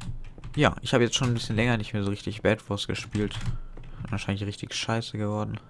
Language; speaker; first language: German; native; German